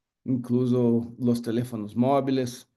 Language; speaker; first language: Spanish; non-native, learner; Portuguese